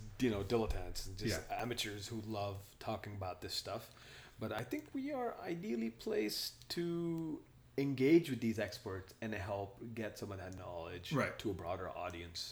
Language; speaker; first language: English; non-native, local second language; Hindi